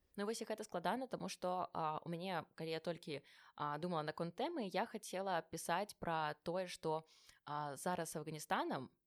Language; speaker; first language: Belarusian; non-native, local second language; Russian